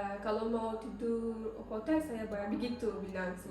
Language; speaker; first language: Indonesian; non-native, learner; Turkish